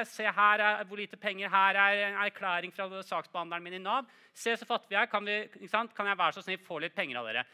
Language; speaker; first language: Norwegian; native; Norwegian